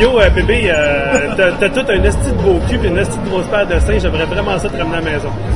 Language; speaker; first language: French; native; French